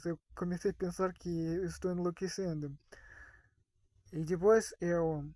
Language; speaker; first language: Portuguese; non-native, fluent; Russian